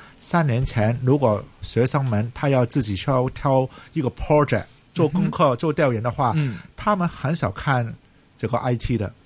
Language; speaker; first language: Chinese; non-native, local second language; Cantonese